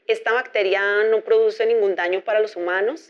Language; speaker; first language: Spanish; native; Spanish